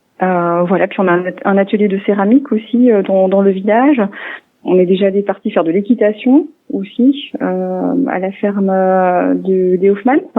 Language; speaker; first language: French; non-native, local second language; Swiss German